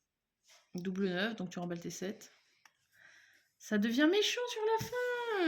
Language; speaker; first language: French; native; French